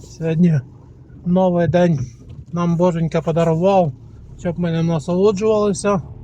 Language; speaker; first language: Ukrainian; non-native, local second language; Russian